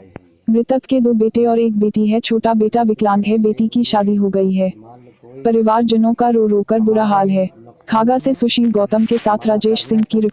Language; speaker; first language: Hindi; native; Hindi